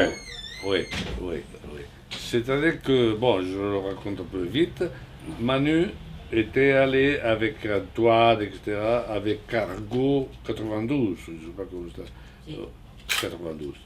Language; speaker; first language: French; non-native, fluent; Spanish